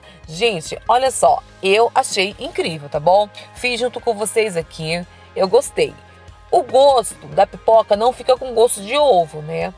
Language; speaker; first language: Portuguese; native; Portuguese